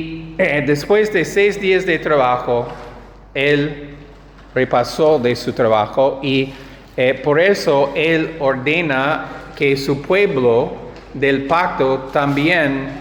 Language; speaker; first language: Spanish; non-native, fluent; English